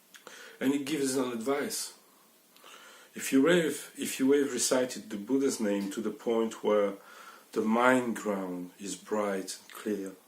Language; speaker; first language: English; non-native, fluent; French